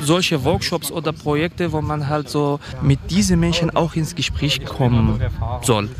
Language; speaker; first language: German; non-native, fluent; Kurdish